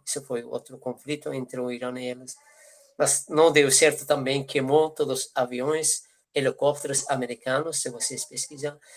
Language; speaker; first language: Portuguese; non-native, fluent; Persian